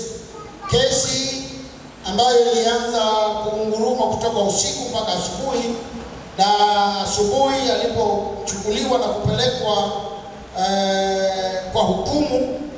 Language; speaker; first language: Swahili; native; Swahili